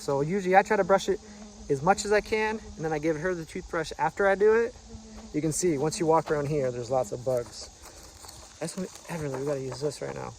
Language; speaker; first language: English; native; English